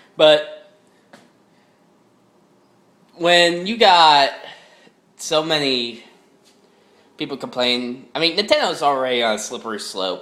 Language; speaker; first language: English; native; English